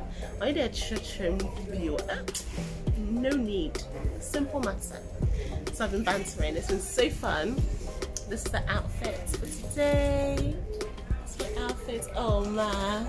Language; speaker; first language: English; non-native, local second language; Akan